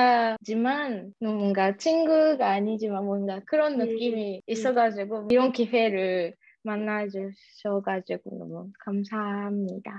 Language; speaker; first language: Korean; early bilingual, heritage; Japanese